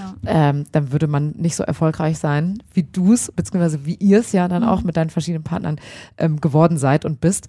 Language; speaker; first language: German; native; German